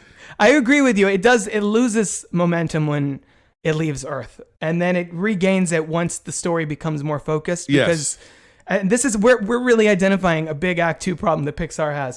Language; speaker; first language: English; native; English